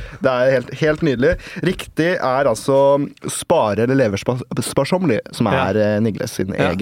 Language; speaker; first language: Norwegian; native; Norwegian